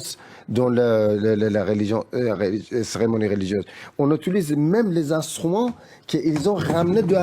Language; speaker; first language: French; non-native, fluent; Persian